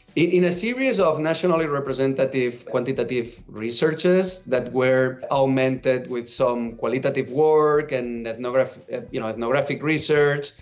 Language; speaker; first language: English; non-native, fluent; Spanish